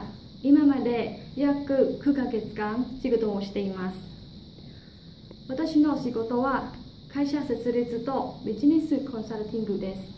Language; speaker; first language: Japanese; non-native, learner; Khmer